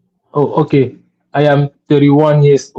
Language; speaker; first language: English; non-native, learner; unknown